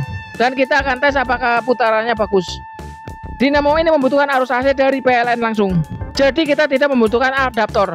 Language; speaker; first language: Indonesian; native; Indonesian